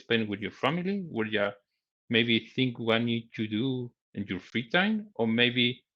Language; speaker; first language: English; non-native, learner; Spanish